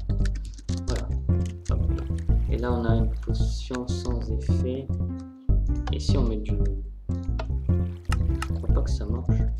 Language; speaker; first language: French; native; French